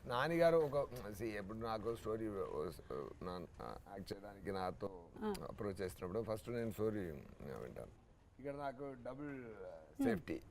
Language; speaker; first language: Telugu; non-native, learner; Tamil